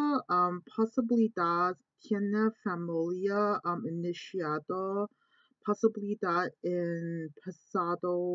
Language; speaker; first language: Spanish; non-native, learner; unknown